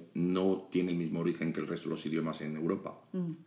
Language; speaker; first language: Spanish; native; Spanish